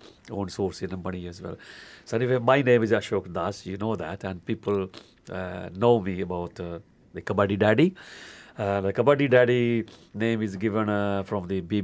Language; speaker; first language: English; non-native, local second language; Punjabi